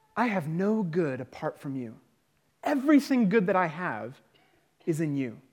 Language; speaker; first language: English; native; English